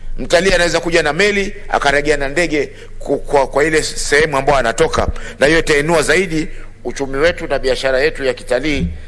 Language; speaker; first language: Swahili; native; Swahili